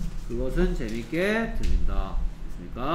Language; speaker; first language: Korean; native; Korean